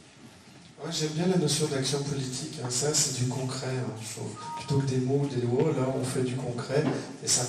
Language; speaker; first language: French; native; French